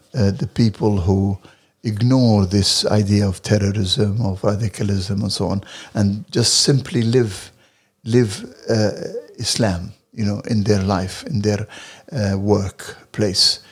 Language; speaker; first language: English; non-native, fluent; Arabic